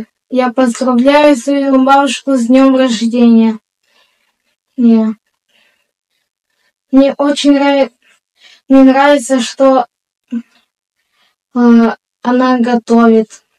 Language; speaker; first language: Russian; non-native, local second language; Yakut